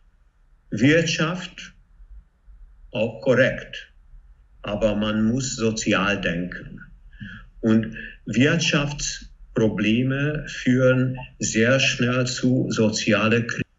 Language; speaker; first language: German; non-native, fluent; Hungarian